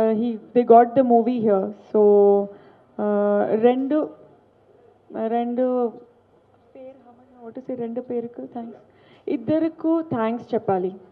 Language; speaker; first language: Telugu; non-native, learner; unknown